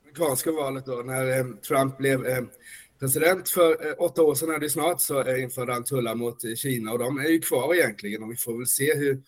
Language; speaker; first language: Swedish; native; Swedish